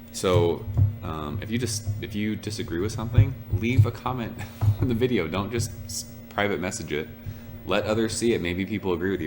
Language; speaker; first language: English; native; English